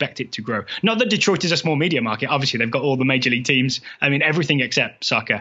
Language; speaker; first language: English; native; English